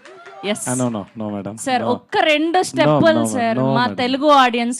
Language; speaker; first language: Telugu; native; Telugu